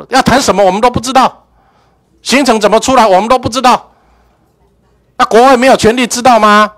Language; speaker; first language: Chinese; native; Chinese